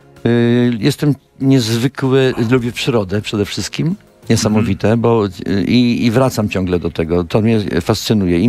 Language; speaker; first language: Polish; native; Polish